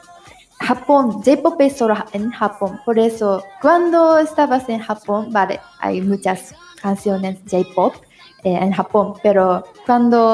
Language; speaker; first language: Spanish; non-native, learner; Japanese